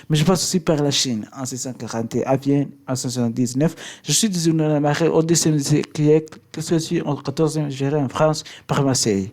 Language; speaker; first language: French; non-native, learner; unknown